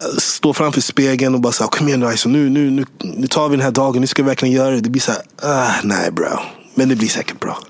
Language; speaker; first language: Swedish; early bilingual, other home language; English